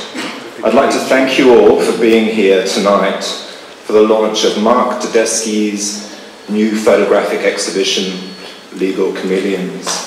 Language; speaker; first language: English; native; English